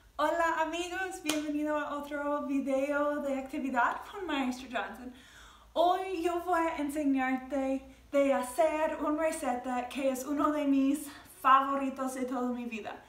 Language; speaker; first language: Spanish; non-native, learner; English